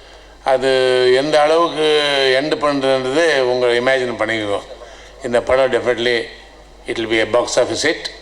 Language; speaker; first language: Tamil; non-native, learner; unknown